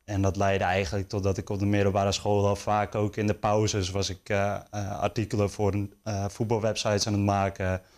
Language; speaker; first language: Dutch; native; Dutch